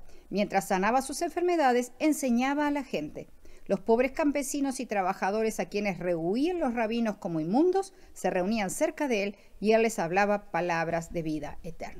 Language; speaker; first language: Spanish; native; Spanish